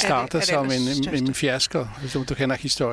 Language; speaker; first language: Danish; non-native, fluent; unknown